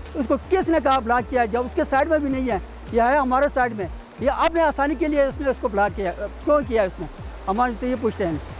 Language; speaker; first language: Urdu; non-native, local second language; Khowar